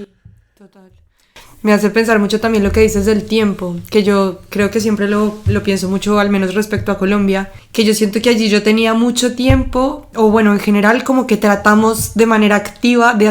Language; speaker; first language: Spanish; native; Spanish